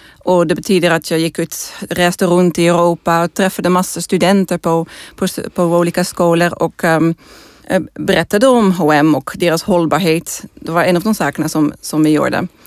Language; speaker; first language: Swedish; non-native, fluent; Dutch